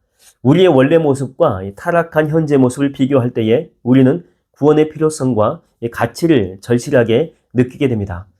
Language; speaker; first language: Korean; native; Korean